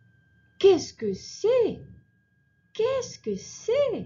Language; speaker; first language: French; non-native, fluent; English